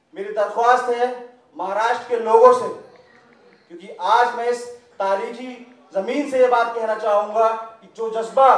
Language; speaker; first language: Hindi; native; Hindi